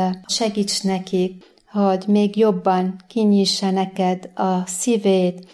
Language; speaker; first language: Hungarian; non-native, fluent; Arabic